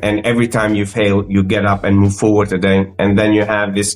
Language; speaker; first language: English; non-native, fluent; Macedonian